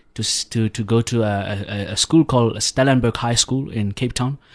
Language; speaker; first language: English; non-native, local second language; Southern Sotho